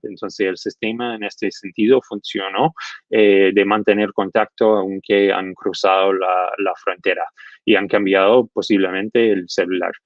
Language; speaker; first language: Spanish; non-native, fluent; English